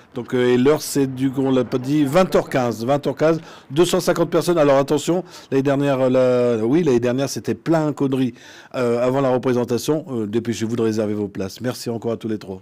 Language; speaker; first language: French; native; French